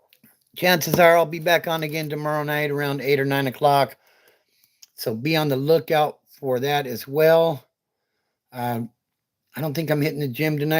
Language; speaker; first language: English; native; English